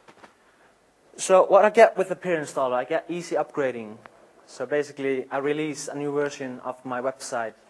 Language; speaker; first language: English; non-native, fluent; Icelandic